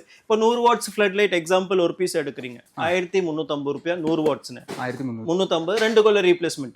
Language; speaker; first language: Malayalam; non-native, local second language; Tamil